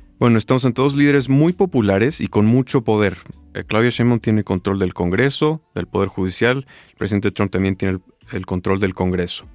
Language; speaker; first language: Spanish; native; Spanish